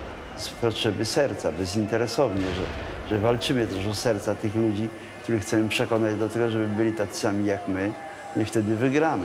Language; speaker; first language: Polish; native; Polish